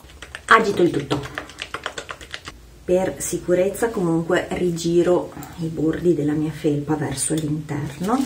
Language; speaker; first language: Italian; native; Italian